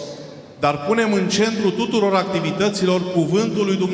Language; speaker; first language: Romanian; non-native, fluent; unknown